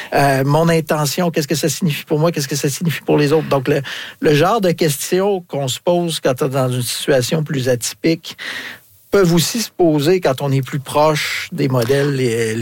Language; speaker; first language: French; native; French